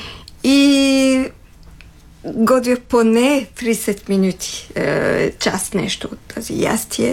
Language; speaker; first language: Bulgarian; non-native, fluent; French